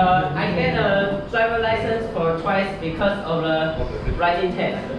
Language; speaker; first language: English; non-native, learner; Chinese